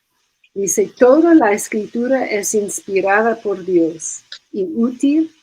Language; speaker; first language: Spanish; non-native, fluent; English